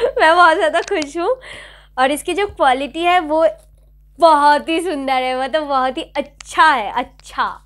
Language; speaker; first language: Hindi; non-native, local second language; Bangla